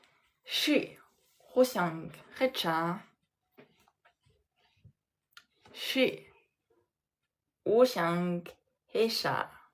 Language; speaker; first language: Chinese; non-native, learner; French